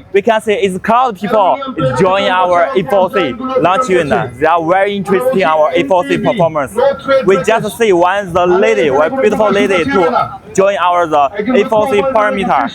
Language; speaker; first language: English; non-native, learner; Chinese